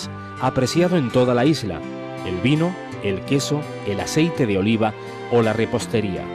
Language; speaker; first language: Spanish; native; Spanish